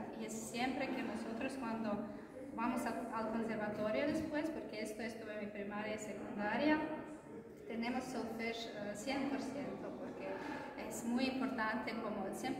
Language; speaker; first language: Spanish; non-native, fluent; Croatian